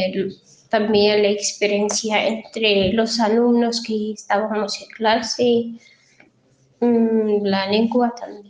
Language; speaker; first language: Spanish; non-native, fluent; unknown